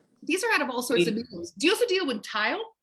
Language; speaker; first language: English; native; English